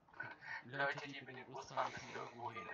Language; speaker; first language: German; native; German